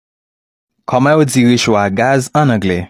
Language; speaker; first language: French; non-native, local second language; Haitian Creole